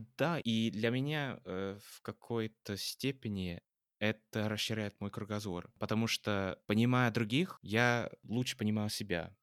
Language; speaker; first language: Russian; non-native, fluent; English